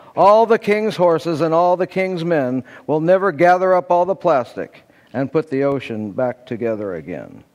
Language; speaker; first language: English; native; English